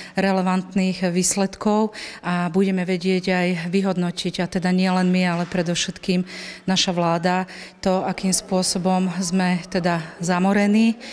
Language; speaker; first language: Slovak; native; Slovak